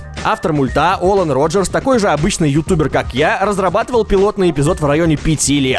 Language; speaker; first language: Russian; native; Russian